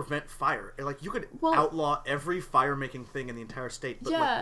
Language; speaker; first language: English; native; English